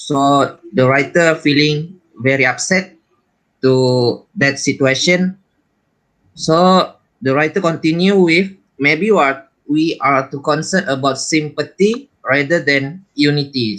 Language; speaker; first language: English; non-native, learner; Malay